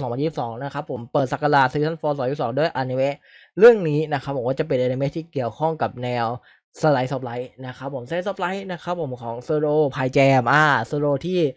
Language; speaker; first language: Thai; native; Thai